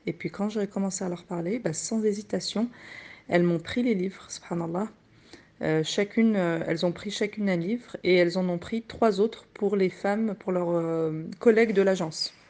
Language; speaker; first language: French; native; French